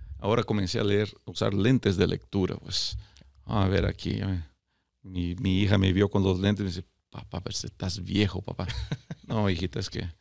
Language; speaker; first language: Spanish; early bilingual, heritage; Spanish